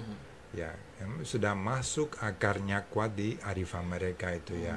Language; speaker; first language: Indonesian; non-native, fluent; English